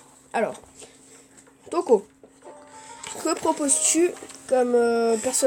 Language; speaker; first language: French; native; French